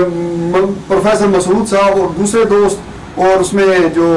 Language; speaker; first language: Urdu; non-native, local second language; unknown